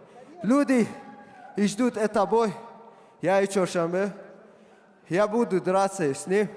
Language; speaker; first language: Russian; non-native, learner; Persian